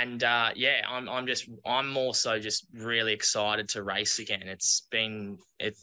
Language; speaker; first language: English; native; English